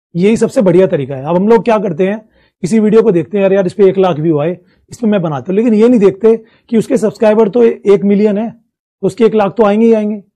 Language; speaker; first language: Hindi; native; Hindi